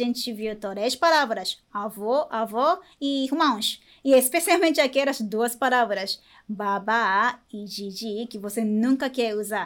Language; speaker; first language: Portuguese; non-native, fluent; Japanese